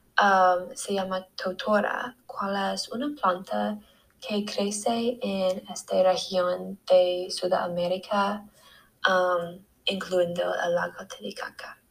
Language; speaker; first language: Spanish; non-native, learner; English